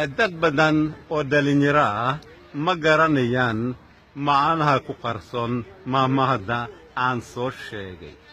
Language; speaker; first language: Somali; non-native, fluent; Russian